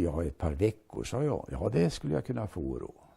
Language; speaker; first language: Swedish; native; Swedish